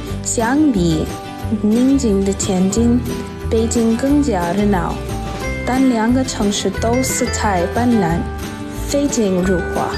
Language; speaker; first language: Chinese; non-native, fluent; English